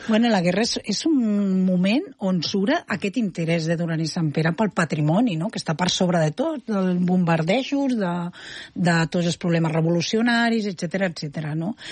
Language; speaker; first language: Catalan; native; Catalan